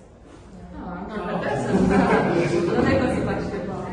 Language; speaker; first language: Italian; non-native, fluent; Polish